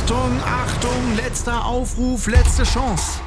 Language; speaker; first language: German; native; German